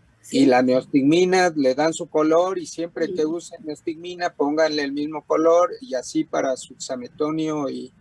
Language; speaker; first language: Spanish; native; Spanish